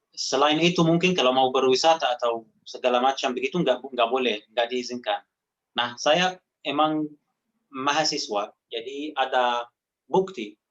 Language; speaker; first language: Indonesian; non-native, fluent; Arabic